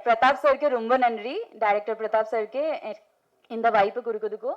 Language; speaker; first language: Tamil; non-native, fluent; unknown